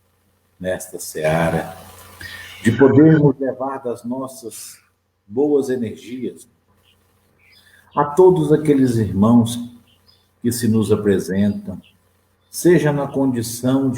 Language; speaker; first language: Portuguese; native; Portuguese